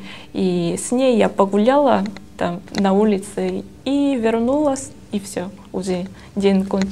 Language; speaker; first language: Russian; non-native, learner; Korean